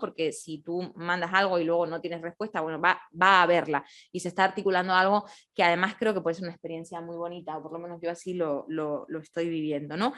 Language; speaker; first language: Spanish; native; Spanish